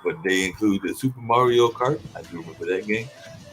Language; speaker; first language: English; native; English